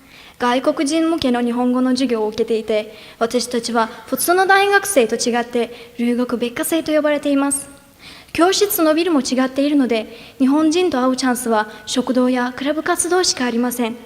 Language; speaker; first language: Japanese; non-native, fluent; Turkish